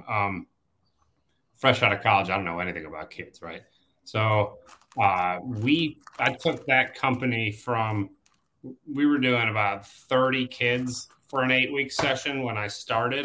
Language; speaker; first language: English; native; English